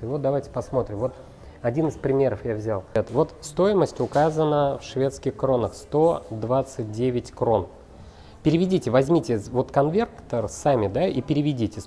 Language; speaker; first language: Russian; native; Russian